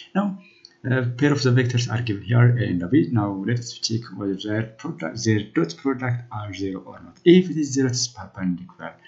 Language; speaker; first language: English; non-native, local second language; Amharic